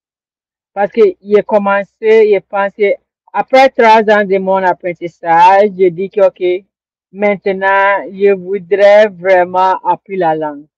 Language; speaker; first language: French; non-native, learner; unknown